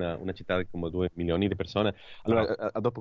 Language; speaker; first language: Italian; non-native, learner; Spanish